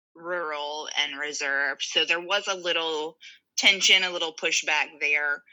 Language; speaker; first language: English; native; English